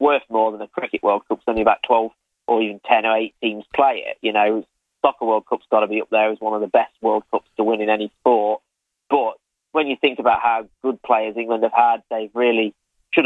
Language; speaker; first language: English; native; English